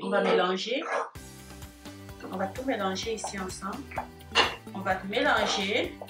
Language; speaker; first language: French; native; French